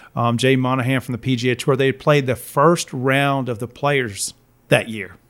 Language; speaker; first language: English; native; English